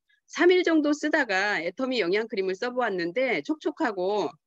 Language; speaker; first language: Korean; native; Korean